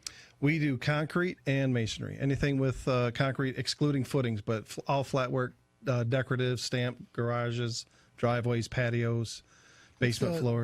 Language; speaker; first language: English; native; English